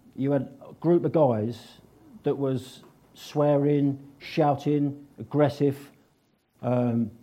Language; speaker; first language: English; native; English